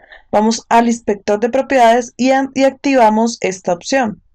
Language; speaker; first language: Spanish; native; Spanish